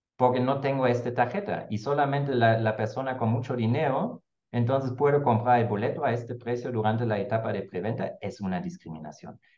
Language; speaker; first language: Spanish; non-native, fluent; German